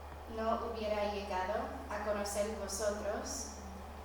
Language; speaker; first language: Spanish; non-native, fluent; English